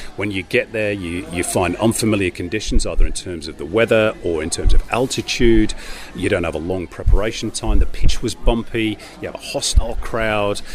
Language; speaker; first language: English; native; English